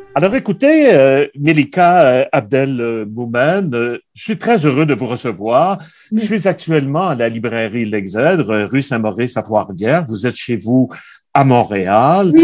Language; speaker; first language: French; native; French